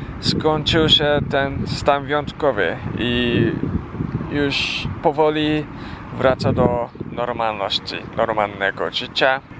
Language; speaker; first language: Polish; non-native, fluent; Japanese